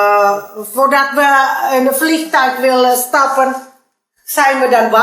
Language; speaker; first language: Dutch; non-native, learner; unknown